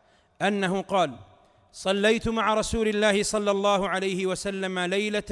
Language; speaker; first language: Arabic; native; Arabic